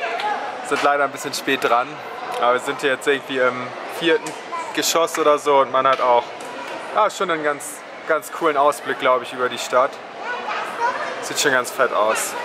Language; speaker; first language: German; native; German